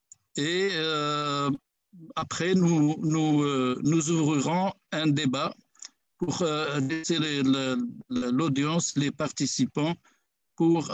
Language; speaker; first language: French; non-native, local second language; Arabic